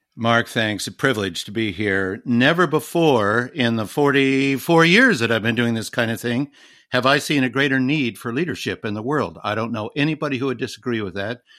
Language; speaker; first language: English; native; English